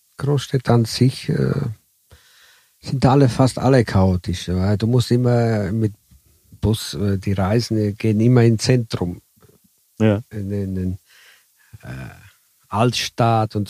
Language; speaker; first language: German; early bilingual, heritage; Italian